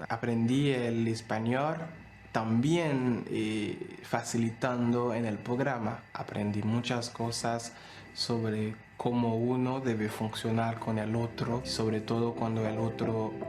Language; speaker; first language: Spanish; non-native, fluent; Haitian Creole